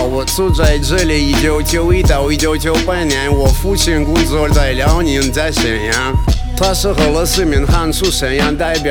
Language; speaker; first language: Chinese; non-native, learner; Russian